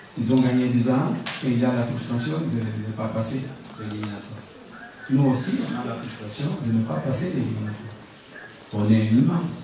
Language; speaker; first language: French; non-native, fluent; Portuguese